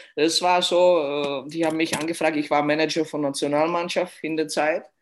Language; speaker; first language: German; non-native, fluent; Czech